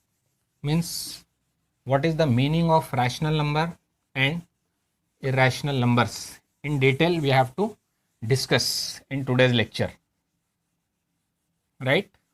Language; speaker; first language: English; non-native, local second language; Hindi